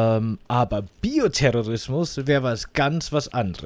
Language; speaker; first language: German; native; German